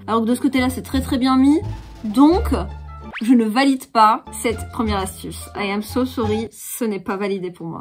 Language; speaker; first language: French; native; French